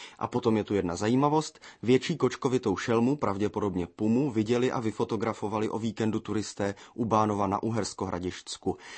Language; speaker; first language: Czech; native; Czech